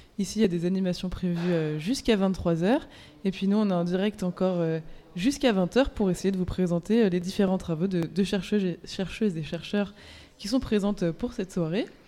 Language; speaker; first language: French; native; French